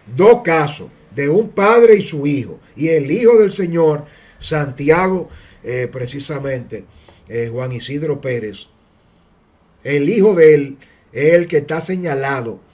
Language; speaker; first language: Spanish; native; Spanish